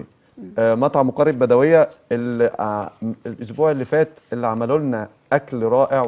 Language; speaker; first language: Arabic; native; Arabic